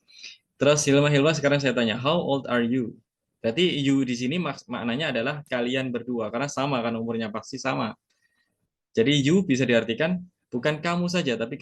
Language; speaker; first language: Indonesian; native; Indonesian